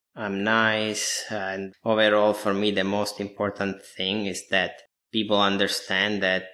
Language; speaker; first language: English; non-native, fluent; Italian